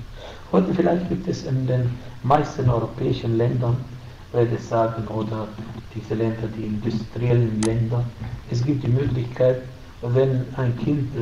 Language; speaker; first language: German; non-native, fluent; Arabic